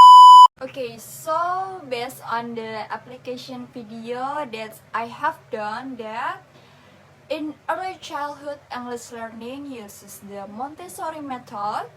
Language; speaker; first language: English; non-native, learner; Indonesian